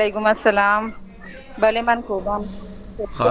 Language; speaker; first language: Persian; non-native, learner; Urdu